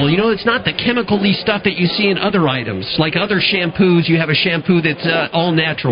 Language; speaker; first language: English; native; English